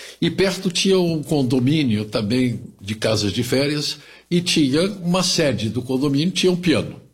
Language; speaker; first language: Portuguese; early bilingual, other home language; German